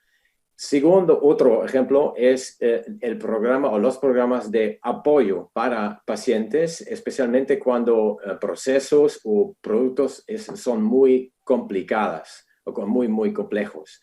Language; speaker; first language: Spanish; non-native, fluent; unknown